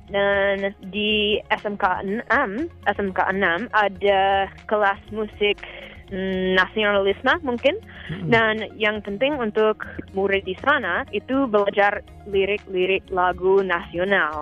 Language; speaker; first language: Indonesian; non-native, fluent; English